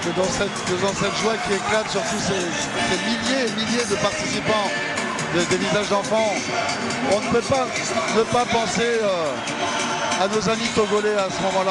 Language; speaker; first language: French; native; French